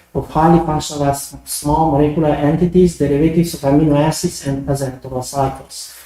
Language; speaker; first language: English; non-native, fluent; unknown